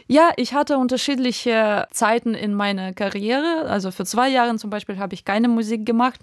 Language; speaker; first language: German; non-native, fluent; Russian